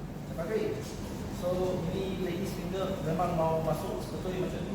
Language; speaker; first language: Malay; non-native, local second language; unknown